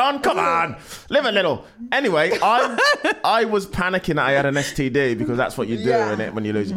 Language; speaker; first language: English; native; English